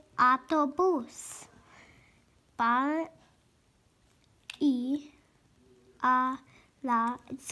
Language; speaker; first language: Spanish; non-native, learner; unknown